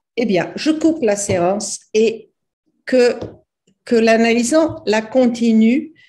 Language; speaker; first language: French; non-native, fluent; Portuguese